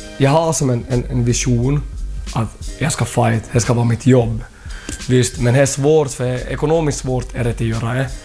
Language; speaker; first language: Swedish; early bilingual, other home language; Thai